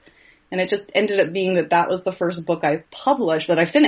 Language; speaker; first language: English; native; English